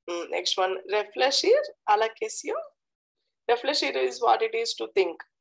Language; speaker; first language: English; non-native, local second language; Telugu